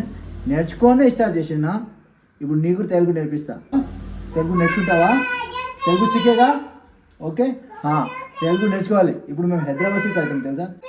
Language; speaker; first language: Telugu; non-native, learner; Hindi